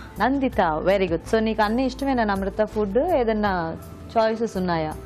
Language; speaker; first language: Telugu; native; Telugu